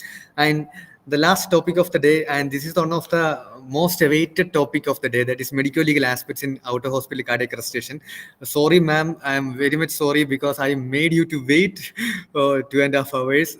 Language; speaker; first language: English; non-native, local second language; Malayalam